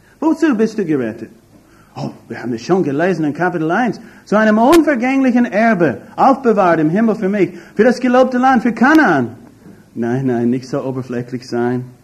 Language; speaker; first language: German; non-native, fluent; English